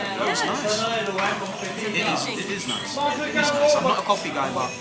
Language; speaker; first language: English; native; English